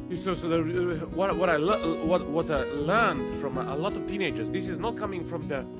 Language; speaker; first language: English; non-native, fluent; Serbian